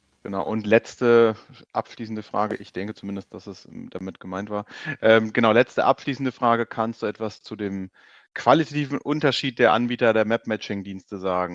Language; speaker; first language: German; native; German